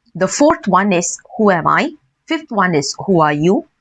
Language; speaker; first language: English; non-native, local second language; Tamil